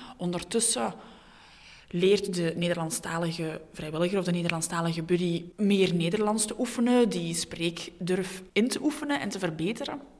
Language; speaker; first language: Dutch; native; Dutch